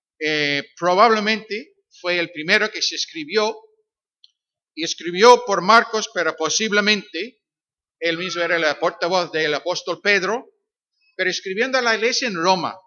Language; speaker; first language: Spanish; non-native, fluent; English